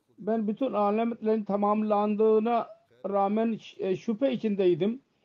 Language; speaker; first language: Turkish; non-native, fluent; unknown